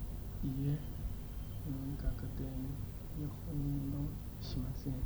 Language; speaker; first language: Japanese; non-native, learner; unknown